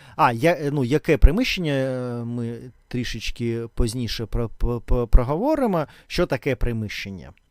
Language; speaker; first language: Ukrainian; non-native, local second language; Russian